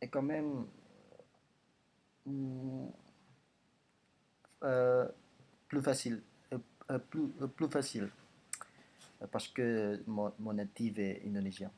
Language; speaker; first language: French; non-native, learner; Indonesian